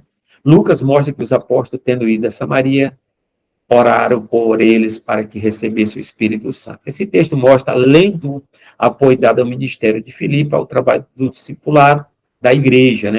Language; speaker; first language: Portuguese; native; Portuguese